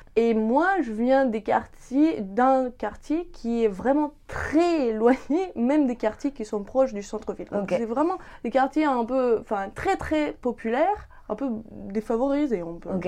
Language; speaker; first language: French; non-native, fluent; Ukrainian